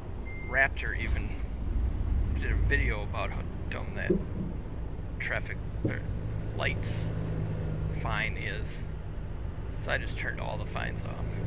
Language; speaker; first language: English; native; English